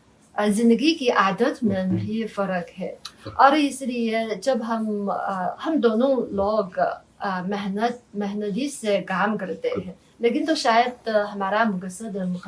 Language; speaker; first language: Hindi; non-native, fluent; Chinese